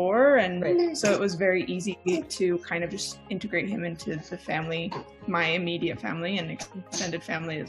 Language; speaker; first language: English; native; English